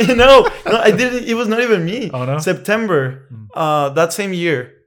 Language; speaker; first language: English; non-native, fluent; Spanish